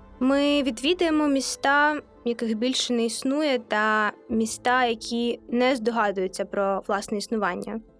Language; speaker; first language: Ukrainian; native; Ukrainian